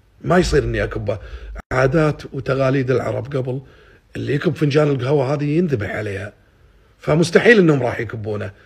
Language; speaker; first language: Arabic; native; Arabic